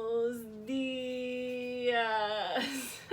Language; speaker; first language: Spanish; non-native, fluent; English